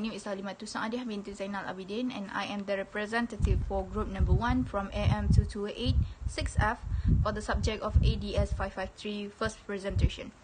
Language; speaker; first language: English; non-native, local second language; Malay